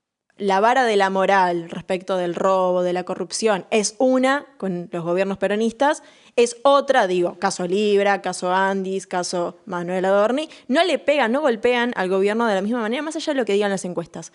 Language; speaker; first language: Spanish; native; Spanish